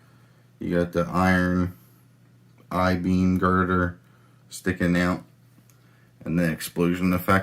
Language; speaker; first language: English; native; English